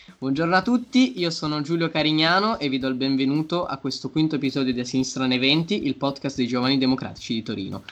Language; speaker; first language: Italian; native; Italian